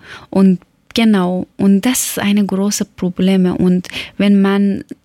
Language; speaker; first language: German; non-native, learner; Persian